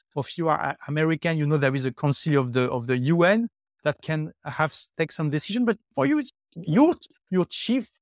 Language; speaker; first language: English; non-native, fluent; French